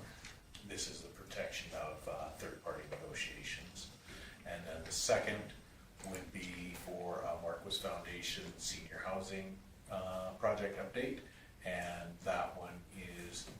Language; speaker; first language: English; native; English